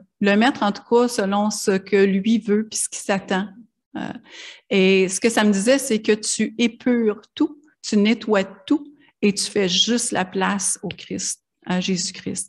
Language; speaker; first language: French; native; French